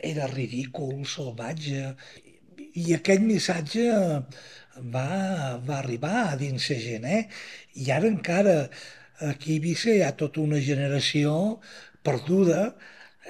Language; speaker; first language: Catalan; native; Catalan